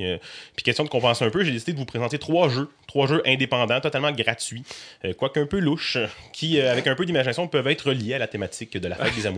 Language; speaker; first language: French; native; French